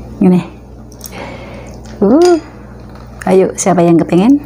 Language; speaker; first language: Indonesian; non-native, local second language; Javanese